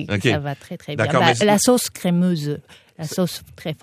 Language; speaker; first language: French; non-native, fluent; Japanese